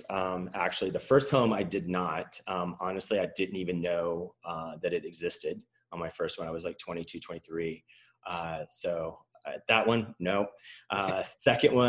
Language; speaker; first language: English; native; English